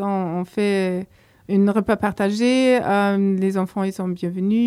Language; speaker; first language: French; non-native, fluent; German